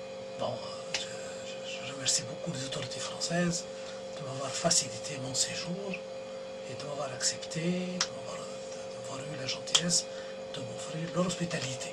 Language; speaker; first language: French; non-native, local second language; Arabic